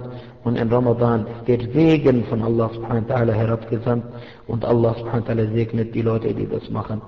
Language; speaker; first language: German; non-native, fluent; Arabic